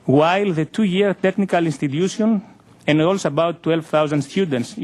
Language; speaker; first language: English; non-native, fluent; Greek